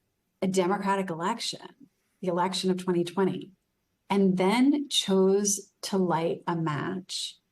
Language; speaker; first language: English; native; English